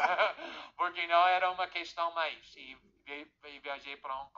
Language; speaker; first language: Portuguese; non-native, fluent; English